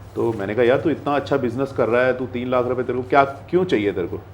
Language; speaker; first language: Hindi; non-native, local second language; Punjabi